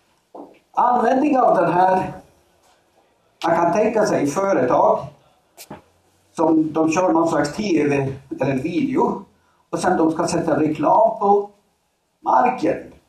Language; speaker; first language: Swedish; non-native, fluent; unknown